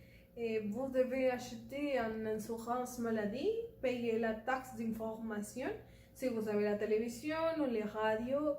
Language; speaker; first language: French; non-native, learner; Spanish